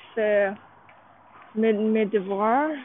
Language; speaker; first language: French; non-native, learner; English